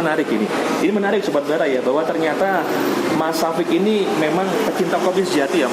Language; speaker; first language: Indonesian; native; Indonesian